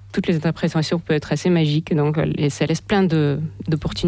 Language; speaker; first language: French; non-native, fluent; Russian